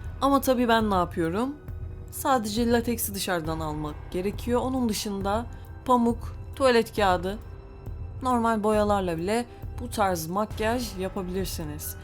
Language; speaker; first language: Turkish; native; Turkish